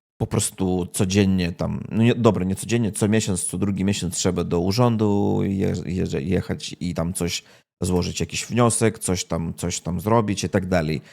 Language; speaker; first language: Polish; non-native, learner; Russian